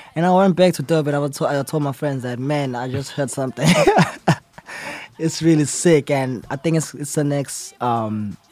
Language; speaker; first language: English; non-native, local second language; Zulu